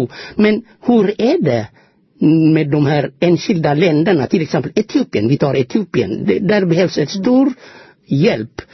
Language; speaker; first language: Swedish; non-native, fluent; Amharic